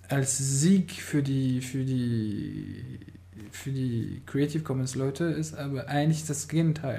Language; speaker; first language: German; non-native, fluent; French